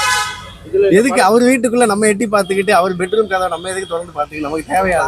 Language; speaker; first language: Tamil; native; Tamil